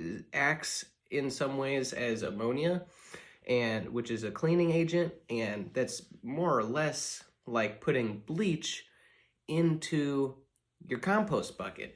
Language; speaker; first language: English; native; English